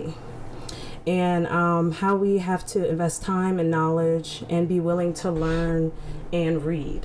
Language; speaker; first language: English; native; English